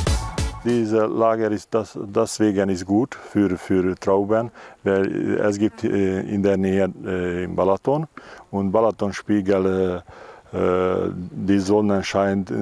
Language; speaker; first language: German; non-native, learner; Hungarian